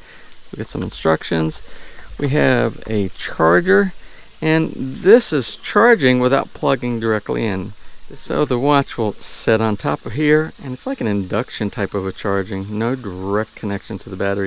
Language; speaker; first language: English; native; English